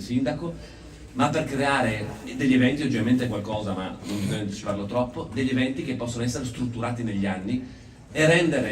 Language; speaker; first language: Italian; native; Italian